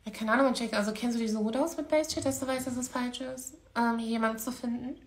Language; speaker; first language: German; native; German